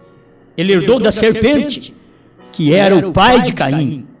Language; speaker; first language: Portuguese; native; Portuguese